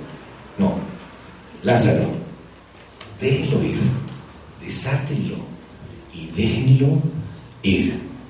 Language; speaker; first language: Spanish; native; Spanish